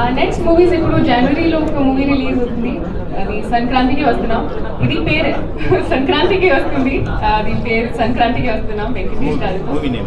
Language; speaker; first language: Telugu; non-native, learner; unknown